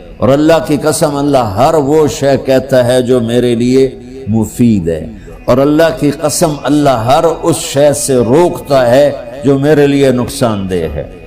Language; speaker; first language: Urdu; non-native, local second language; Punjabi